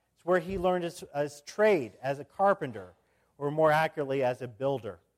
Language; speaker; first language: English; native; English